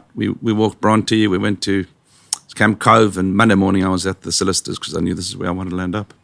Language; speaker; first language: English; native; English